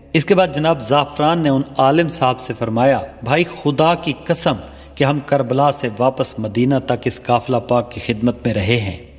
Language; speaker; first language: Urdu; non-native, local second language; Saraiki